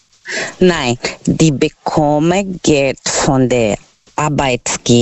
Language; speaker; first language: German; non-native, fluent; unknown